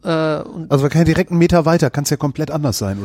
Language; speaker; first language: German; native; German